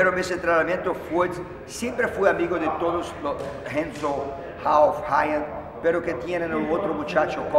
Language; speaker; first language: Spanish; non-native, fluent; Portuguese